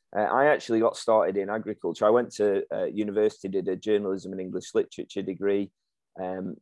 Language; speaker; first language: English; native; English